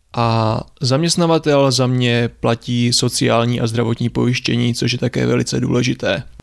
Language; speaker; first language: Czech; native; Czech